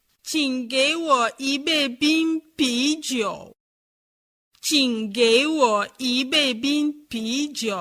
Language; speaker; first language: Chinese; non-native, learner; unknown